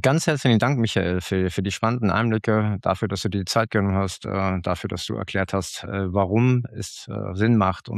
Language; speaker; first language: German; native; German